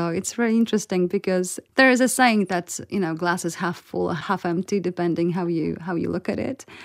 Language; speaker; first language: English; non-native, fluent; Polish